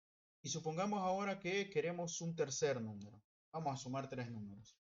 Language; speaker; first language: Spanish; native; Spanish